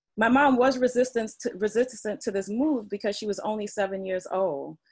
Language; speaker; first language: English; native; English